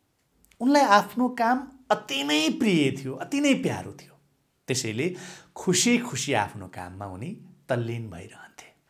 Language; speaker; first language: Nepali; native; Nepali